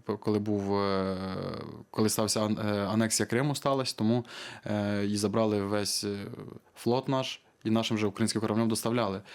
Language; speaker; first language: Ukrainian; native; Ukrainian